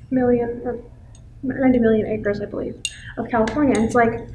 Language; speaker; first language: English; native; English